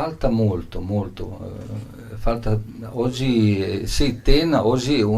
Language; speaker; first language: Portuguese; non-native, learner; Italian